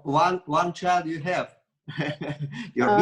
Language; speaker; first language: English; non-native, learner; Russian